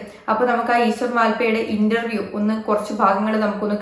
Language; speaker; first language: Malayalam; native; Malayalam